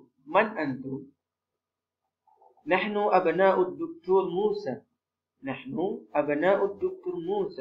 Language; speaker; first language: Arabic; non-native, fluent; Indonesian